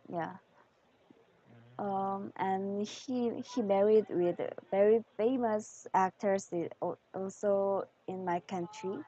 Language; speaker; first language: English; non-native, learner; Korean